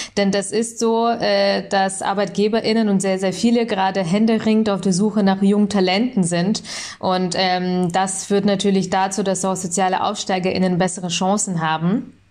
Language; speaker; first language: German; early bilingual, other home language; Russian